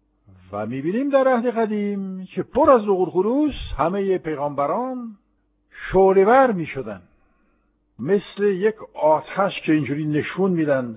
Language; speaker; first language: Persian; non-native, fluent; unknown